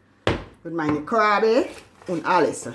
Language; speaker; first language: German; non-native, learner; English